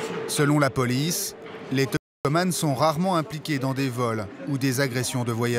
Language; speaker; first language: French; native; French